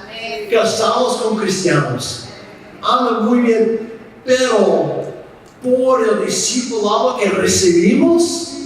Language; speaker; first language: Spanish; non-native, fluent; English